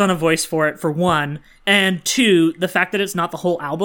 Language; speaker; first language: English; native; English